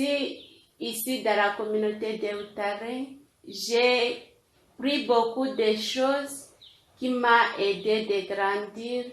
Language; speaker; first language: French; non-native, local second language; Kinyarwanda